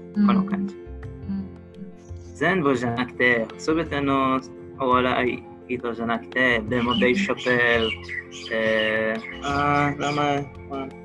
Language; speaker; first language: Japanese; non-native, learner; Hebrew